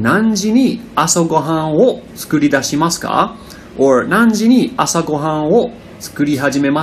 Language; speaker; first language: Japanese; non-native, learner; English